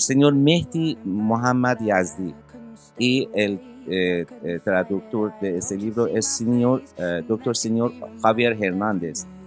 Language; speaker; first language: Spanish; non-native, learner; Persian